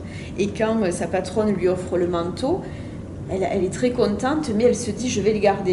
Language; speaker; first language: French; native; French